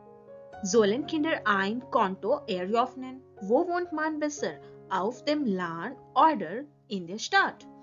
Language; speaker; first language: German; non-native, fluent; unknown